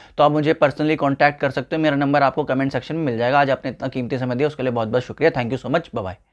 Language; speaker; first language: Hindi; native; Hindi